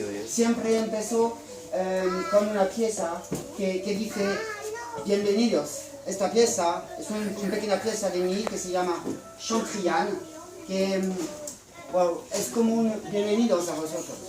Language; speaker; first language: Spanish; non-native, learner; French